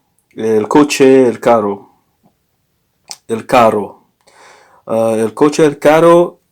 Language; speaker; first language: Spanish; non-native, learner; English